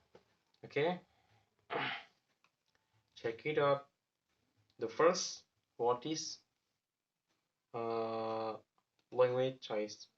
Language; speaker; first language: English; non-native, learner; Javanese